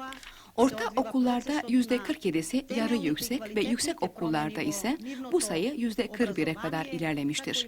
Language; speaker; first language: Turkish; native; Turkish